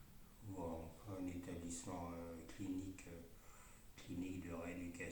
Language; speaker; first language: French; native; French